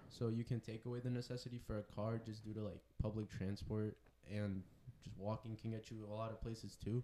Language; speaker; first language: English; early bilingual, other home language; Spanish